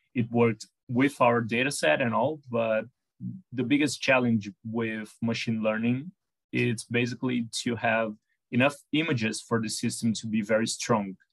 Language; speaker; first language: English; non-native, fluent; Portuguese